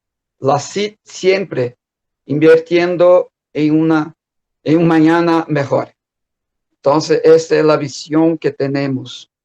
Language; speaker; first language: Spanish; non-native, fluent; Portuguese